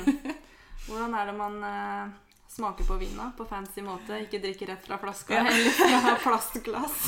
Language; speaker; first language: Norwegian; native; Norwegian